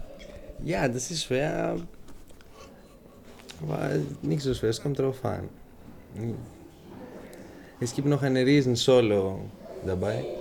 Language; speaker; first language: German; non-native, fluent; Greek